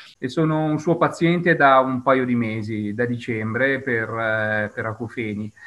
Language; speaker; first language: Italian; native; Italian